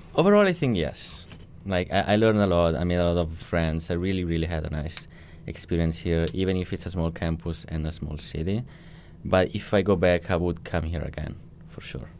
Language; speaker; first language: English; non-native, fluent; Italian